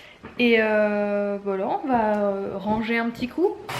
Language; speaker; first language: French; native; French